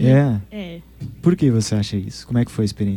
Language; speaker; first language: Portuguese; native; Portuguese